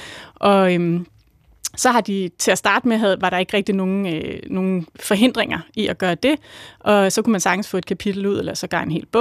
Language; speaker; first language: Danish; native; Danish